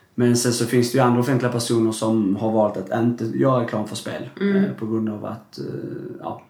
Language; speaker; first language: Swedish; native; Swedish